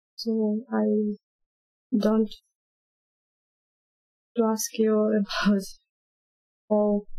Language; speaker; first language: English; non-native, learner; Russian